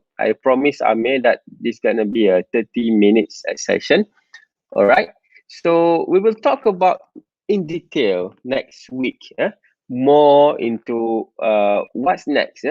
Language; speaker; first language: English; non-native, local second language; Malay